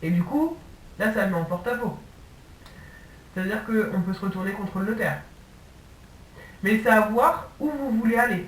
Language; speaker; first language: French; native; French